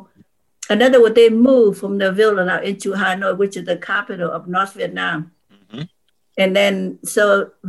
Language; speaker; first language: English; non-native, fluent; Vietnamese